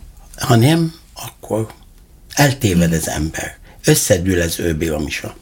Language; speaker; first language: Hungarian; non-native, fluent; Arabic